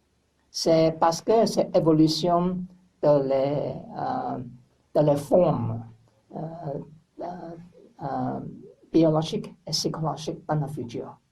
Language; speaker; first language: French; non-native, learner; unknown